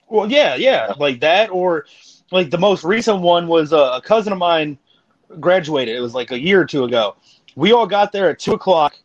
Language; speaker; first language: English; native; English